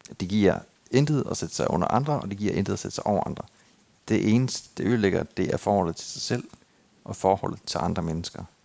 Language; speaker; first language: Danish; native; Danish